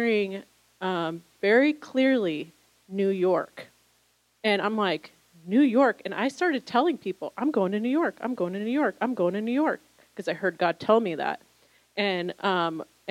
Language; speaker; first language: English; native; English